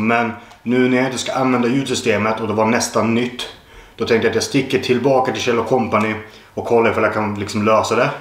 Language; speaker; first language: Swedish; native; Swedish